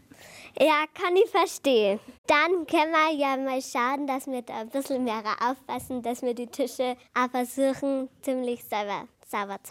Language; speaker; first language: German; native; German